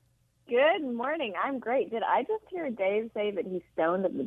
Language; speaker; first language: English; native; English